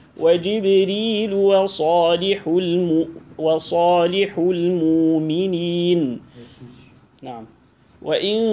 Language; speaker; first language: Arabic; non-native, fluent; Hausa